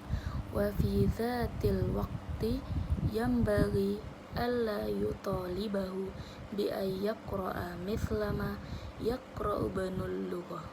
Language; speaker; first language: Arabic; non-native, learner; Indonesian